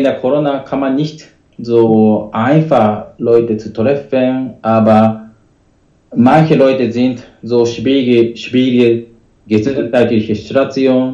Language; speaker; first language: German; non-native, learner; Japanese